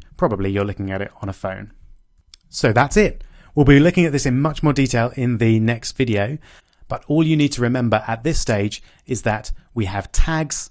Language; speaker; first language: English; native; English